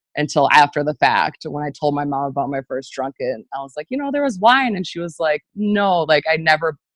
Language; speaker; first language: English; native; English